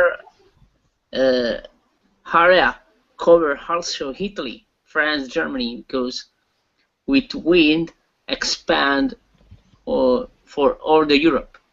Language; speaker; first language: English; non-native, learner; Italian